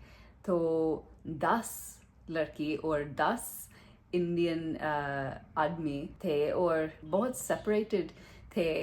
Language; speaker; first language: Hindi; non-native, learner; English